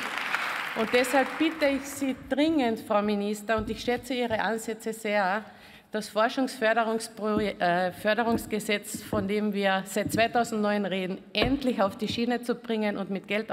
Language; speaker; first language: German; native; German